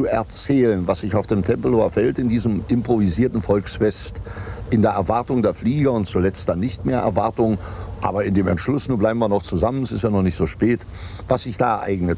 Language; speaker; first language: German; native; German